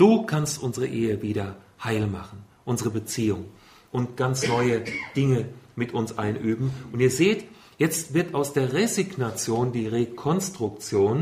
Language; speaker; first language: German; native; German